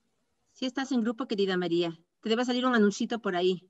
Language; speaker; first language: Spanish; native; Spanish